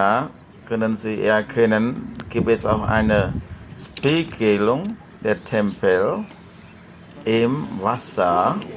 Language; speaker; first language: German; non-native, learner; Khmer